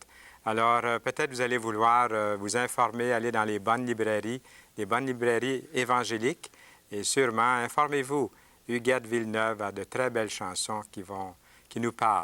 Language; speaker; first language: French; native; French